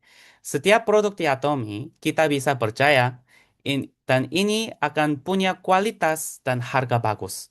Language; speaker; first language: Indonesian; non-native, fluent; Korean